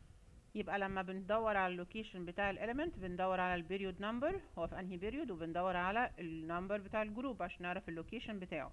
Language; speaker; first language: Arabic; native; Arabic